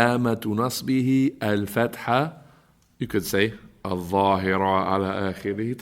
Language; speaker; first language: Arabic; non-native, fluent; English